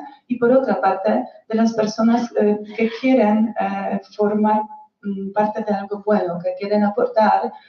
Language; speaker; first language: Spanish; non-native, fluent; Polish